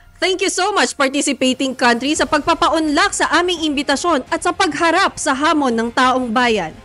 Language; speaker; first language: Filipino; native; Filipino